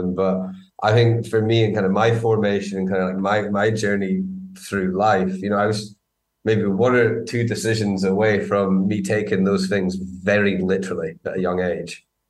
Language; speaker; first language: English; native; English